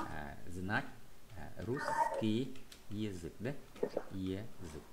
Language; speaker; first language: Vietnamese; native; Vietnamese